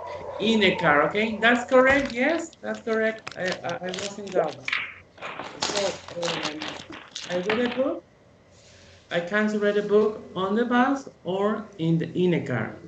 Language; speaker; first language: English; non-native, fluent; Spanish